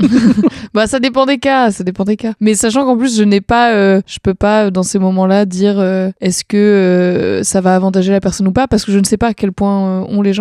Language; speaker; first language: French; native; French